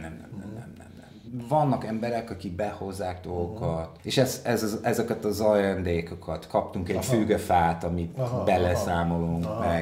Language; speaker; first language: Hungarian; non-native, fluent; English